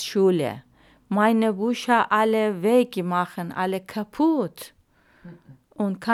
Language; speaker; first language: German; non-native, learner; Arabic